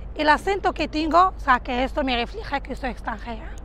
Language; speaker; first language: Spanish; non-native, fluent; Arabic